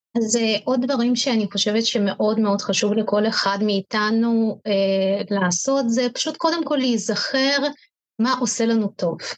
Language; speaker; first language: Hebrew; native; Hebrew